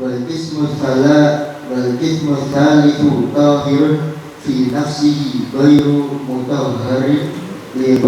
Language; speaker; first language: Arabic; non-native, learner; Indonesian